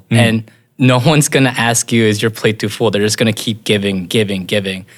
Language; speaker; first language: English; native; English